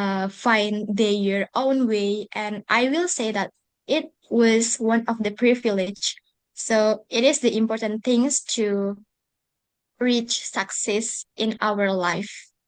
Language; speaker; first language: English; non-native, learner; Indonesian